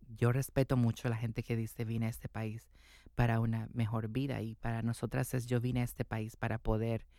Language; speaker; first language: Spanish; native; Spanish